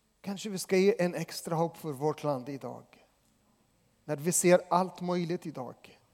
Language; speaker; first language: Swedish; non-native, fluent; Arabic